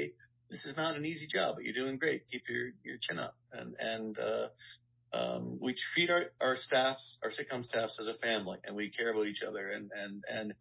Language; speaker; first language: English; native; English